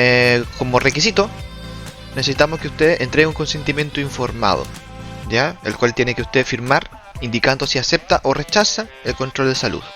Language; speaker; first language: Spanish; native; Spanish